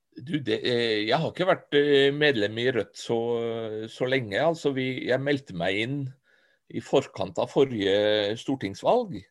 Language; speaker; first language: Norwegian; native; Norwegian